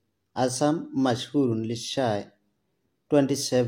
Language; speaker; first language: Arabic; non-native, fluent; Assamese